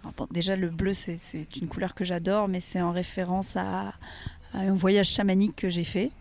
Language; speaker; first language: French; native; French